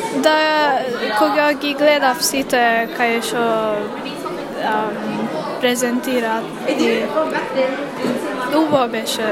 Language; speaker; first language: Macedonian; early bilingual, heritage; Macedonian